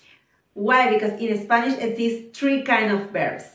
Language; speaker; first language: English; non-native, fluent; Spanish